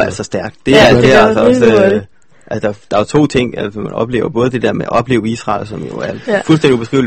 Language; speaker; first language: Danish; native; Danish